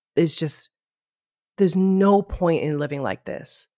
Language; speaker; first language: English; native; English